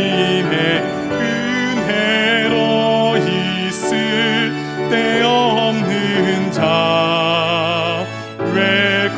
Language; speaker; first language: Korean; native; Korean